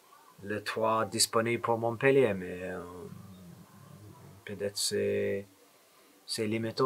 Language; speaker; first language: French; non-native, fluent; English